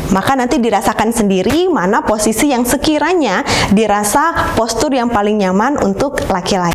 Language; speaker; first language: Indonesian; native; Indonesian